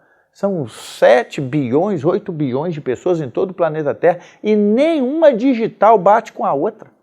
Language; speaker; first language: Portuguese; native; Portuguese